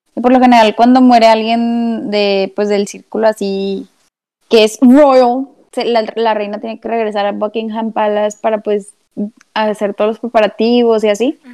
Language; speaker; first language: Spanish; native; Spanish